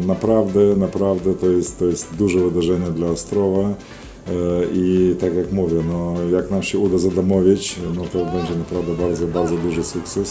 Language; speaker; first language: Polish; non-native, fluent; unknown